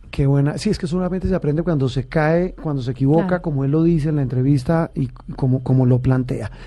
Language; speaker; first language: Spanish; native; Spanish